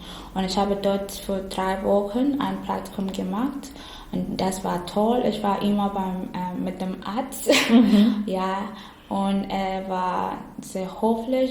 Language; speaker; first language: German; non-native, learner; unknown